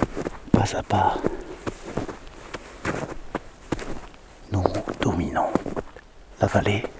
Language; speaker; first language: French; native; French